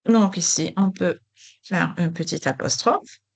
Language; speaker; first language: French; non-native, local second language; Arabic